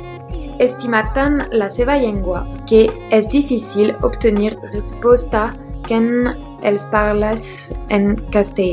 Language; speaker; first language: Catalan; non-native, learner; French